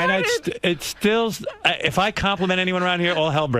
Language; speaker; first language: English; native; English